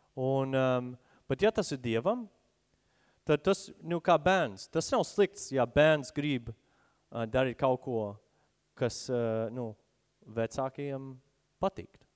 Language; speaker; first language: Latvian; non-native, fluent; English